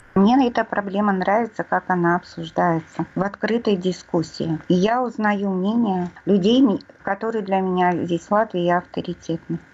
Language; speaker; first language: Russian; native; Russian